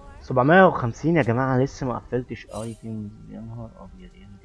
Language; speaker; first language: Arabic; native; Arabic